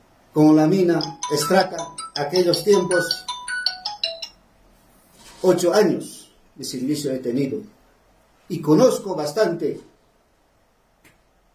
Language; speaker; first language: Spanish; native; Spanish